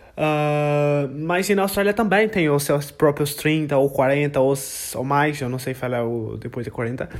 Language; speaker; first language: Portuguese; non-native, learner; English